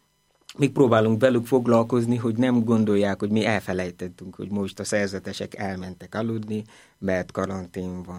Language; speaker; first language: Hungarian; non-native, fluent; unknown